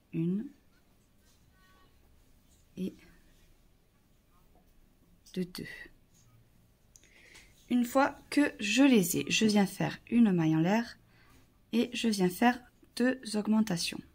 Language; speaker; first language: French; native; French